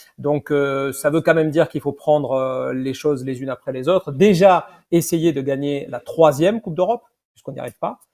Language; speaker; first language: French; native; French